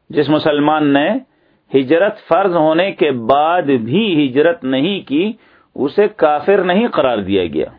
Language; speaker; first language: Urdu; native; Urdu